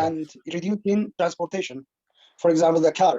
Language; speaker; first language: English; non-native, learner; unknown